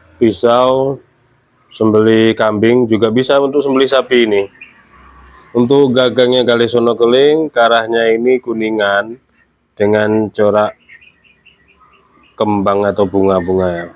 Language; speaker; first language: Indonesian; native; Indonesian